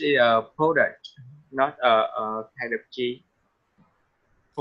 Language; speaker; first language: English; non-native, learner; Vietnamese